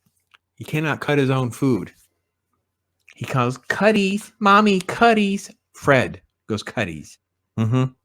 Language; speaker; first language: English; native; English